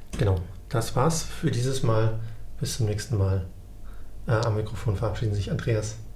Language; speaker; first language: German; native; German